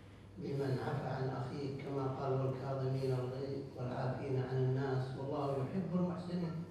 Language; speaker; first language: Arabic; native; Arabic